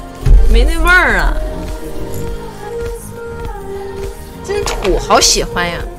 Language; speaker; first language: Chinese; native; Chinese